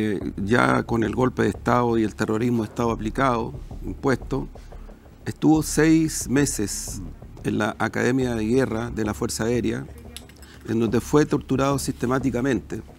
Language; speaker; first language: Spanish; native; Spanish